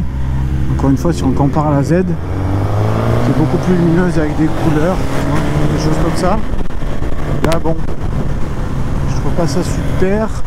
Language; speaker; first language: French; native; French